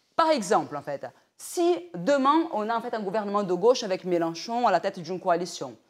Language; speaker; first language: French; non-native, fluent; Portuguese